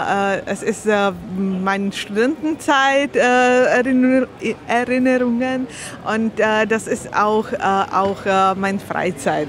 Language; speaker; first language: German; non-native, learner; Slovak